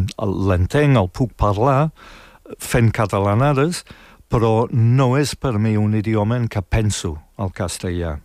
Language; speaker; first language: Catalan; non-native, fluent; English